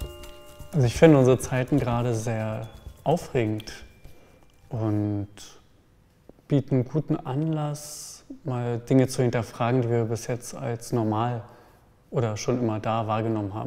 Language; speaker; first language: German; native; German